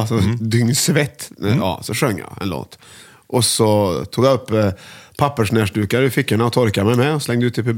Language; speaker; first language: Swedish; native; Swedish